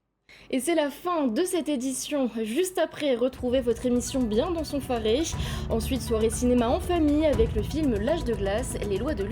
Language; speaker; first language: French; native; French